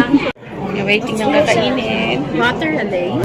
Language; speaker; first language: Filipino; native; Filipino